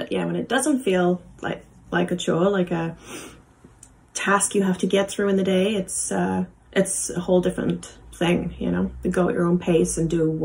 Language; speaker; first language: English; native; English